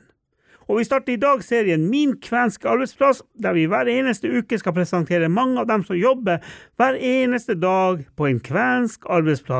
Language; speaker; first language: Norwegian; native; Norwegian